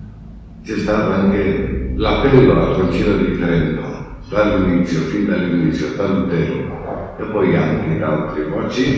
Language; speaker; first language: Italian; non-native, fluent; Spanish